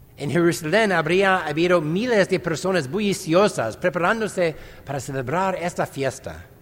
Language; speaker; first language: Spanish; non-native, fluent; English